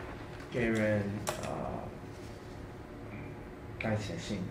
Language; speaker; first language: Chinese; non-native, learner; English